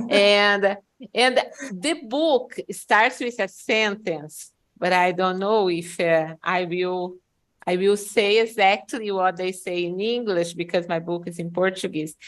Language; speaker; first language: English; non-native, fluent; Portuguese